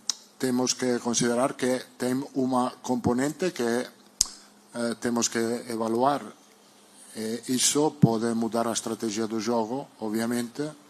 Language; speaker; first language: Portuguese; non-native, learner; Italian